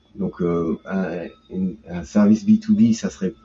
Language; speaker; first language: French; early bilingual, heritage; Japanese